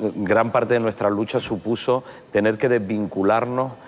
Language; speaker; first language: Spanish; native; Spanish